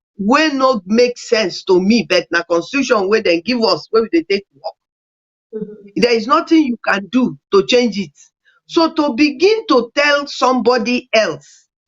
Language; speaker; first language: Nigerian Pidgin; non-native, local second language; English